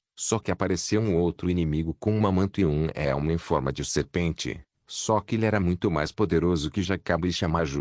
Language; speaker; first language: Portuguese; native; Portuguese